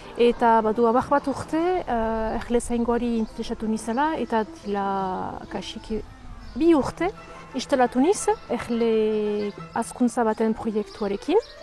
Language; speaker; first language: Basque; native; Basque